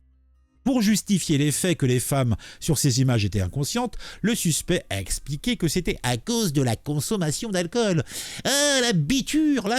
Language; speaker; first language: French; native; French